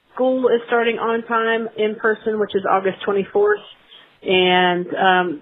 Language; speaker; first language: English; native; English